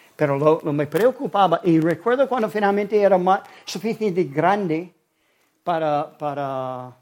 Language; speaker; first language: Spanish; non-native, fluent; English